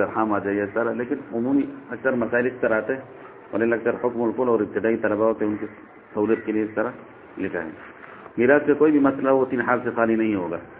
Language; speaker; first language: Urdu; non-native, local second language; Northern Hindko